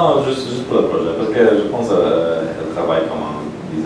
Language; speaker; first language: French; non-native, learner; Polish